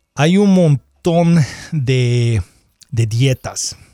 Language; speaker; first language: Spanish; native; Spanish